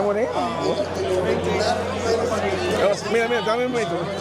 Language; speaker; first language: Spanish; non-native, learner; English